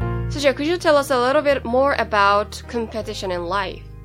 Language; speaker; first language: English; non-native, fluent; Japanese